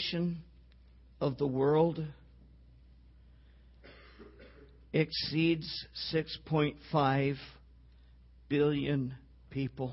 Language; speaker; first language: English; native; English